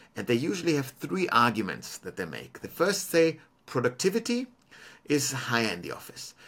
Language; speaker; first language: English; non-native, fluent; German